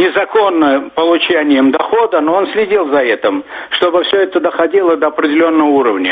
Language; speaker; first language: Russian; non-native, local second language; Turkmen